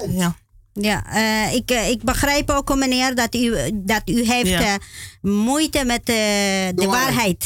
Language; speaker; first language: Dutch; non-native, learner; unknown